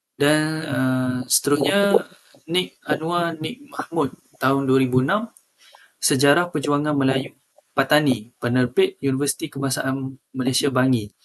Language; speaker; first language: Malay; native; Malay